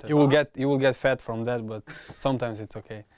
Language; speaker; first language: English; non-native, learner; Albanian